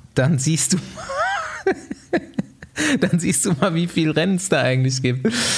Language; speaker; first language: German; native; German